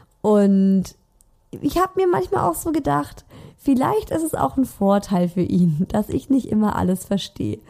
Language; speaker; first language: German; native; German